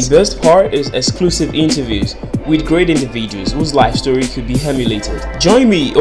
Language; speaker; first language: English; non-native, local second language; Yoruba